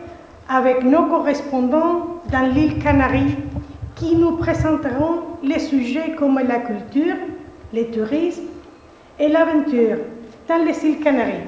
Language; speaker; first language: French; non-native, fluent; Spanish